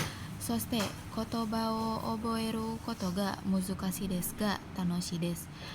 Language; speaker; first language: Japanese; non-native, learner; Indonesian